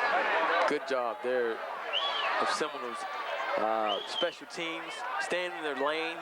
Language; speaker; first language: English; native; English